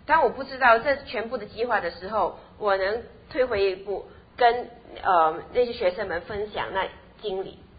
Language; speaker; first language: Chinese; native; Chinese